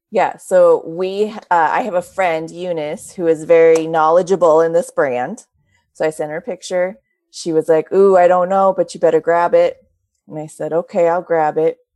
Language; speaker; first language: English; native; English